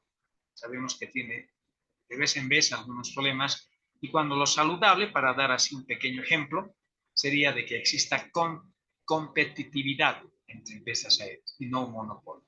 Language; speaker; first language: Spanish; native; Spanish